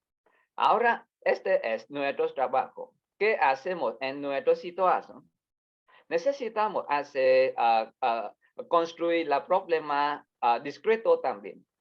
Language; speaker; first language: Spanish; non-native, learner; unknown